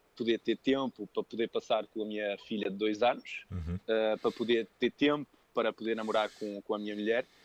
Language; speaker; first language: Portuguese; early bilingual, other home language; French